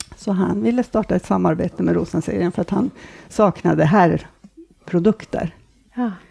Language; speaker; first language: Swedish; native; Swedish